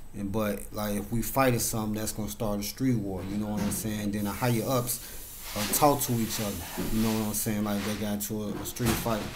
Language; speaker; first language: English; native; English